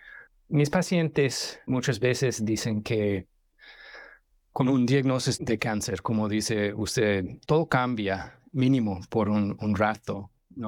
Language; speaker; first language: Spanish; non-native, fluent; English